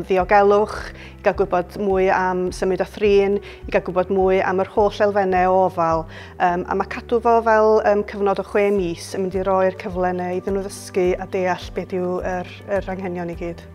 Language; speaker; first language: Welsh; native; Welsh